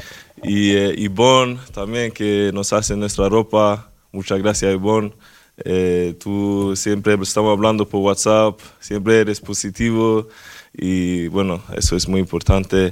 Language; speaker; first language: Spanish; non-native, fluent; Swedish